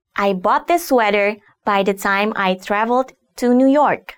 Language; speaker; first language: English; non-native, fluent; Indonesian